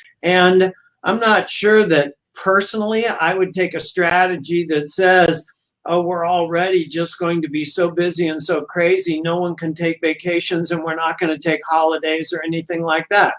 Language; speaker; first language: English; native; English